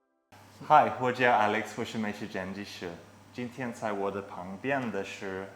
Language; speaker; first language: Chinese; non-native, learner; English